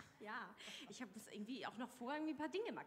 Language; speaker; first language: German; native; German